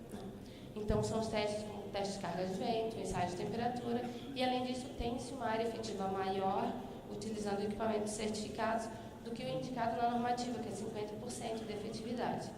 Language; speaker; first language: Portuguese; native; Portuguese